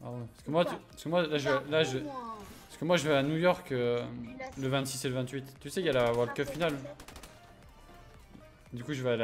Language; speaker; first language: French; native; French